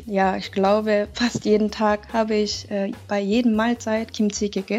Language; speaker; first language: German; non-native, fluent; Korean